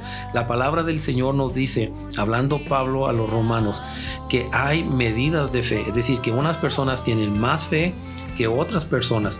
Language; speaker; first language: Spanish; native; Spanish